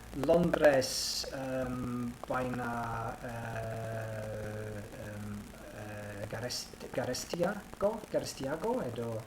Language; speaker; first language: Basque; non-native, learner; English